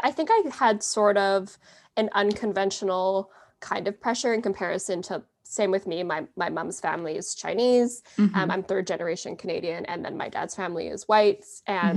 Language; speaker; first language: English; native; English